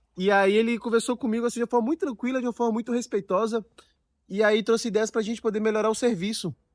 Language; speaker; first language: Portuguese; native; Portuguese